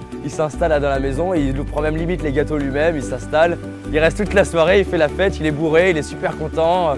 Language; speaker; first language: French; native; French